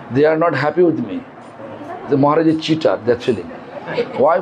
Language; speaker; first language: English; non-native, local second language; Bangla